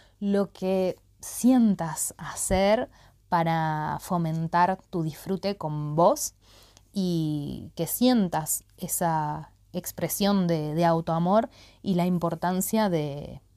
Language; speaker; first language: Spanish; native; Spanish